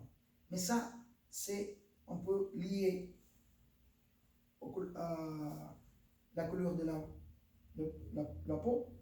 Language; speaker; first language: French; non-native, fluent; Spanish